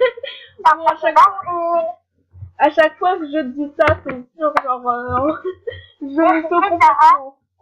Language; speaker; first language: French; native; French